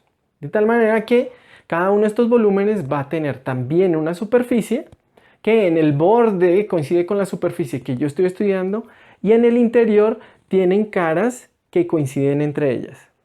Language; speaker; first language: Spanish; native; Spanish